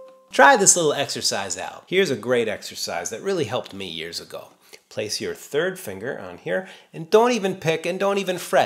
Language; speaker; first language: English; native; English